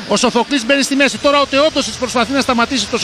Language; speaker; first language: Greek; native; Greek